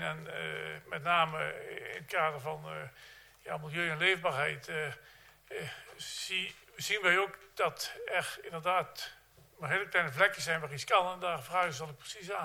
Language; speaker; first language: Dutch; native; Dutch